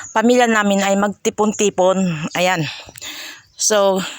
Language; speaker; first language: Filipino; native; Filipino